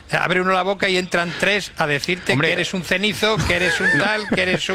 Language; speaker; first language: Spanish; native; Spanish